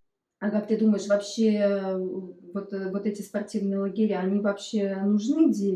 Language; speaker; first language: Russian; native; Russian